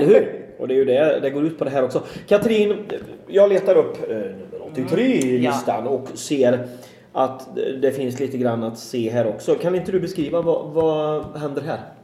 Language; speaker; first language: Swedish; native; Swedish